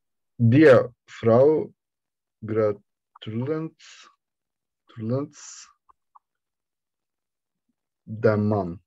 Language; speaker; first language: German; non-native, learner; Turkish